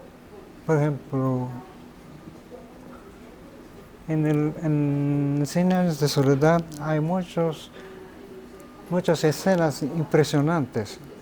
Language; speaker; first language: Spanish; non-native, fluent; Japanese